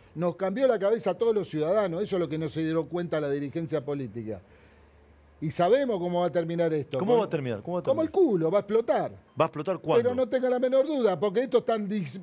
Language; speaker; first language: Spanish; native; Spanish